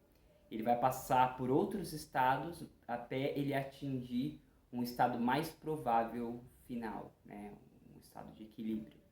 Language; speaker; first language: Portuguese; native; Portuguese